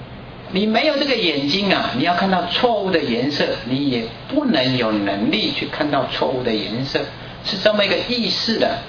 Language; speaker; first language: Chinese; native; Chinese